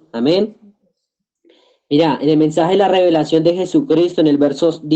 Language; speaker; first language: Spanish; native; Spanish